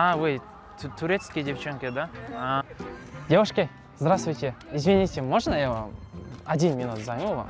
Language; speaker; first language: Russian; non-native, local second language; Kazakh